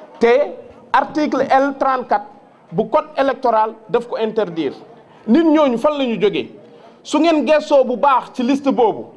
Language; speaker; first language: Wolof; non-native, local second language; Fula